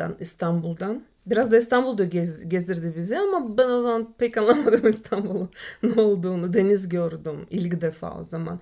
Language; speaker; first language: Turkish; non-native, fluent; Russian